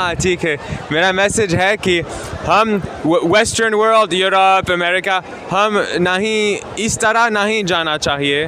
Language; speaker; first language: Hindi; non-native, learner; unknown